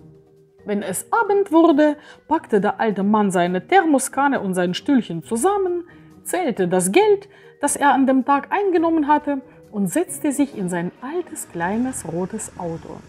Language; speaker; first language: German; native; German